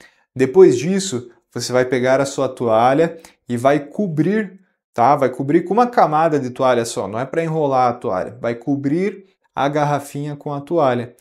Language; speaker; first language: Portuguese; native; Portuguese